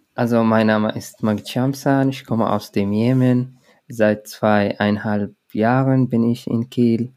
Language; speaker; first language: German; non-native, learner; Arabic